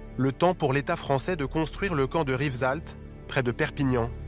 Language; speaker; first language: French; native; French